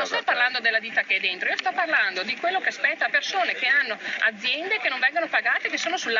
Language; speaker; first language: Italian; native; Italian